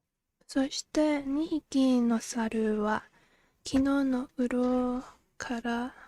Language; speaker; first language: Japanese; non-native, learner; English